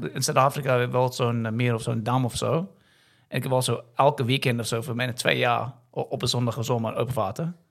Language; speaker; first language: Dutch; non-native, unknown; English